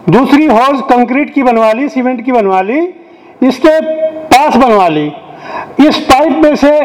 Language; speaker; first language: Hindi; native; Hindi